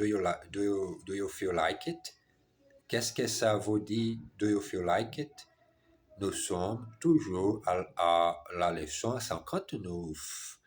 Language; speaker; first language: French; non-native, learner; German